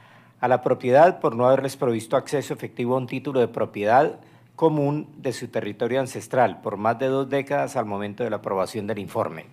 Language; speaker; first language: Spanish; native; Spanish